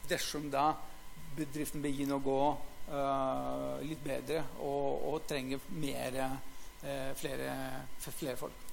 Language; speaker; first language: Norwegian; non-native, fluent; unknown